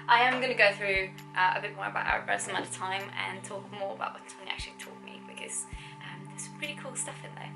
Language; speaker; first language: English; non-native, fluent; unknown